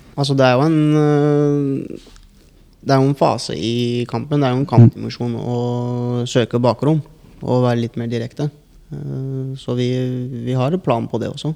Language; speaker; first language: Norwegian; early bilingual, other home language; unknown